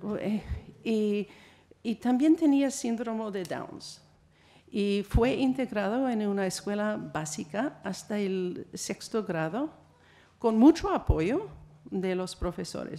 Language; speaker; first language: Spanish; non-native, fluent; English